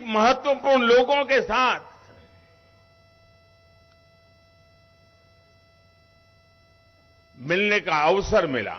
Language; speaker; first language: Hindi; non-native, local second language; Gujarati